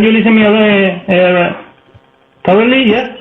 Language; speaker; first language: English; non-native, learner; Spanish